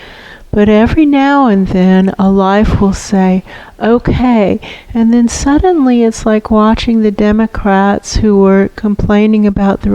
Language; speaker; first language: English; native; English